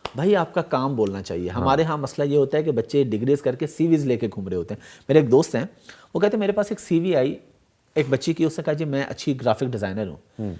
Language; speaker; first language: Urdu; native; Urdu